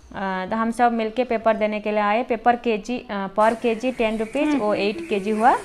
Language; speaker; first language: Hindi; non-native, local second language; Odia